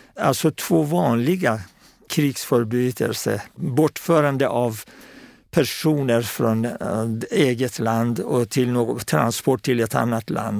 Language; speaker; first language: Swedish; non-native, fluent; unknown